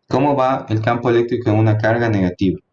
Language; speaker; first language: Spanish; native; Spanish